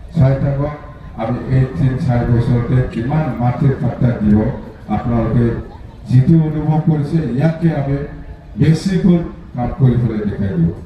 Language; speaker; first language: Assamese; non-native, local second language; Bodo